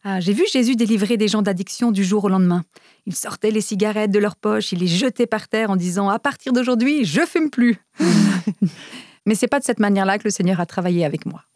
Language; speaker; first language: French; non-native, fluent; Romanian